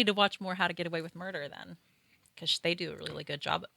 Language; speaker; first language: English; native; English